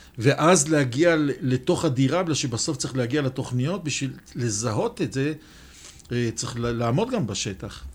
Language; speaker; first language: Hebrew; native; Hebrew